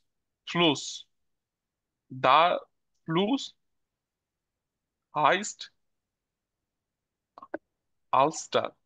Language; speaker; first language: German; non-native, learner; Bangla